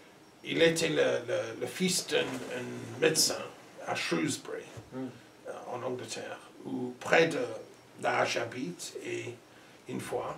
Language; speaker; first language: French; non-native, learner; English